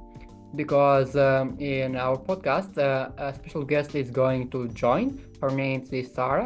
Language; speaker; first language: English; non-native, fluent; Albanian